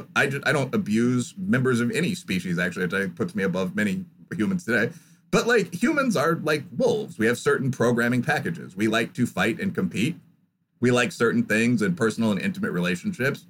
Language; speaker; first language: English; native; English